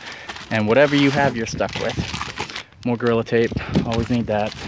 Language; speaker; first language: English; native; English